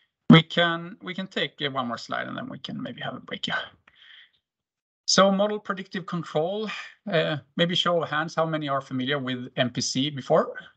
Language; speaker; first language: English; non-native, fluent; Swedish